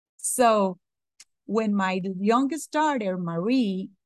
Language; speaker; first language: English; non-native, fluent; Spanish